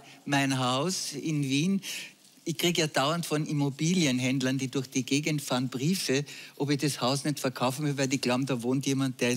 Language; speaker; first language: German; native; German